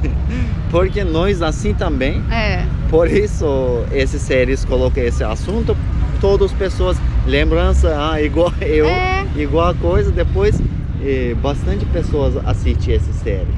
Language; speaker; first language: Portuguese; non-native, learner; Turkish